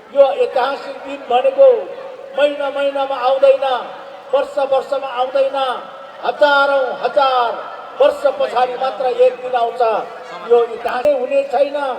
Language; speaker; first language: Nepali; non-native, local second language; Eastern Tamang